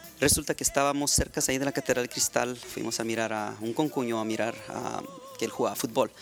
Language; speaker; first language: Spanish; native; Spanish